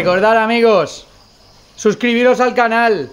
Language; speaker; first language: Spanish; native; Spanish